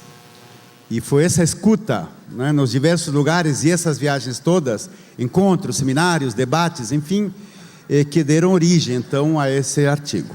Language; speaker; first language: Portuguese; non-native, fluent; Spanish